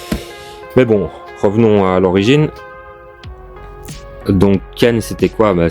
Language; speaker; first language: French; native; French